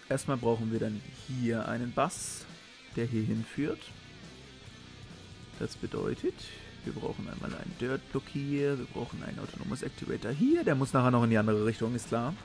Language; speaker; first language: German; native; German